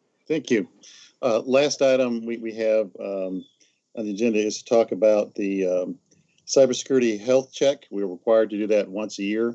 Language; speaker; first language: English; native; English